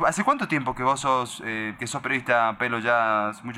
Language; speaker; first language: Spanish; native; Spanish